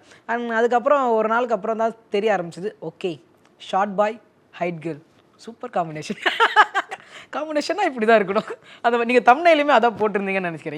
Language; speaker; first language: Tamil; native; Tamil